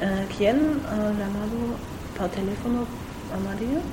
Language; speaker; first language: Spanish; non-native, learner; German